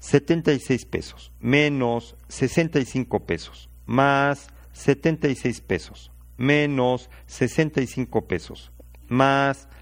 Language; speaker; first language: Spanish; native; Spanish